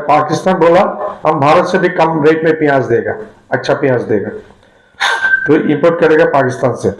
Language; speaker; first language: Hindi; non-native, fluent; Bangla